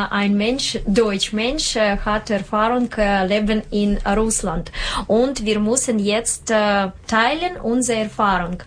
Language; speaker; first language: German; non-native, learner; Russian